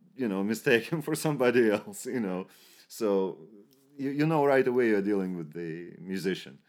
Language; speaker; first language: English; non-native, fluent; Russian